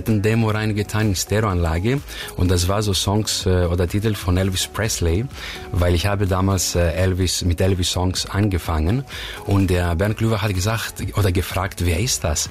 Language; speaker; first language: German; non-native, fluent; Greek